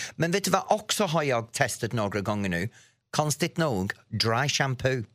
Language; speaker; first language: Swedish; non-native, fluent; English